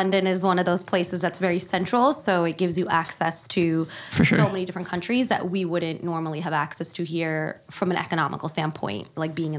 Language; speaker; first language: English; early bilingual, other home language; Kannada